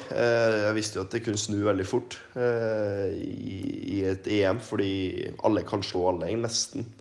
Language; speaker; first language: Norwegian; native; Norwegian